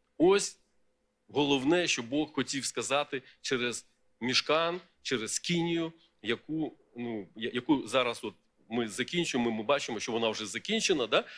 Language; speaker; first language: Ukrainian; non-native, local second language; Russian